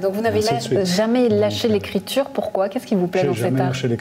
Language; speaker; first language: French; native; French